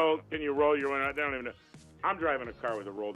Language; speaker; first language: English; native; English